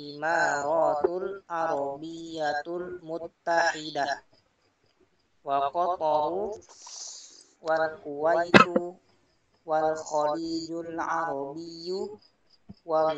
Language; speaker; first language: Arabic; non-native, learner; Indonesian